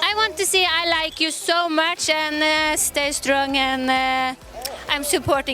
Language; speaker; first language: English; non-native, learner; Norwegian